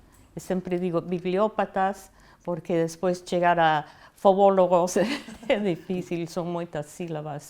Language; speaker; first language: Galician; non-native, fluent; English